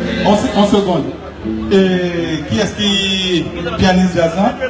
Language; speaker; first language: French; non-native, local second language; Haitian Creole